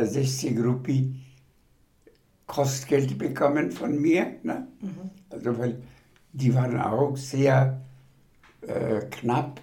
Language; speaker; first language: German; non-native, fluent; Bangla